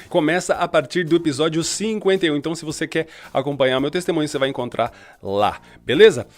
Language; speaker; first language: Portuguese; early bilingual, other home language; Spanish